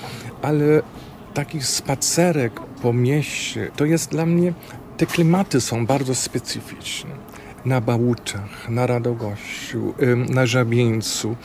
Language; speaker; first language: Polish; non-native, fluent; German